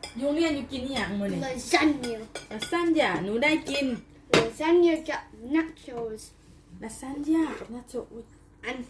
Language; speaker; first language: Thai; native; Thai